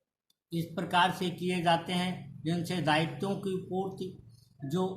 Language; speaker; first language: Hindi; native; Hindi